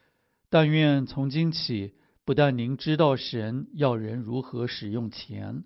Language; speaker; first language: Chinese; native; Chinese